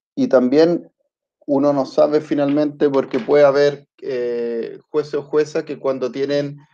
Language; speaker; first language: Spanish; early bilingual, other home language; Italian